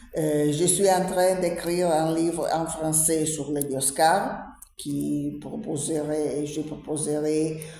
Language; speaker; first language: French; non-native, learner; Italian